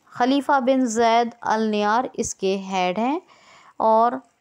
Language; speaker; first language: Hindi; native; Hindi